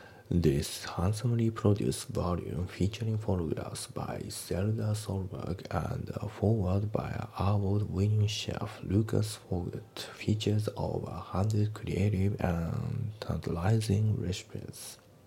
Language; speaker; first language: English; non-native, fluent; Japanese